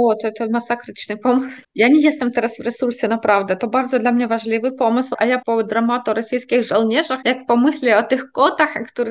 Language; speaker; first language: Polish; non-native, fluent; Ukrainian